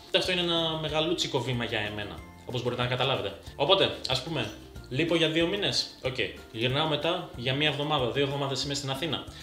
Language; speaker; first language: Greek; early bilingual, other home language; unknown